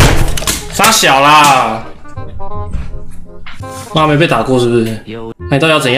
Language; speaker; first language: Chinese; native; Chinese